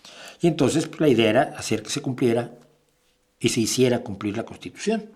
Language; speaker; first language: Spanish; native; Spanish